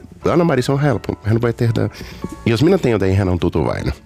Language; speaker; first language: Finnish; non-native, fluent; Portuguese